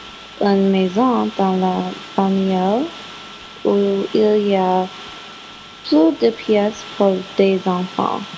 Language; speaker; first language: French; non-native, learner; English